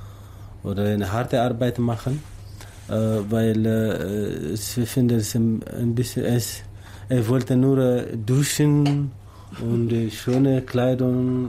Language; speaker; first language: German; non-native, learner; Tamasheq